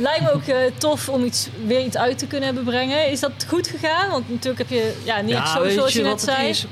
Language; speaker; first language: Dutch; native; Dutch